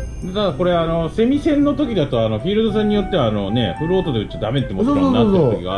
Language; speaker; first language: Japanese; native; Japanese